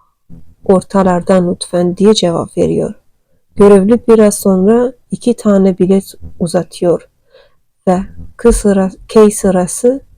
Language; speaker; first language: Turkish; non-native, learner; Turkmen